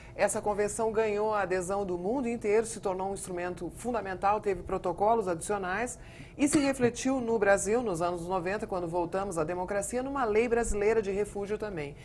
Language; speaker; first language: Portuguese; native; Portuguese